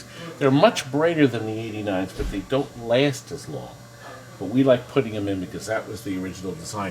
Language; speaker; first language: English; native; English